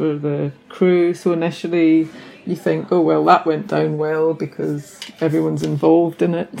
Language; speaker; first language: English; native; English